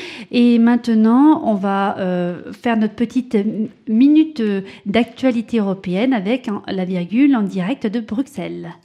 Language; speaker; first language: French; native; French